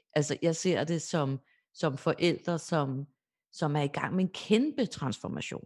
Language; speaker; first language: Danish; native; Danish